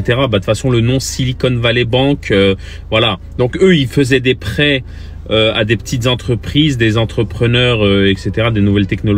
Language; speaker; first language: French; native; French